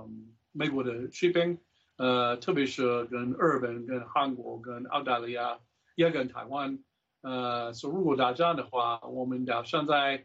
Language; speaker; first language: Chinese; non-native, fluent; English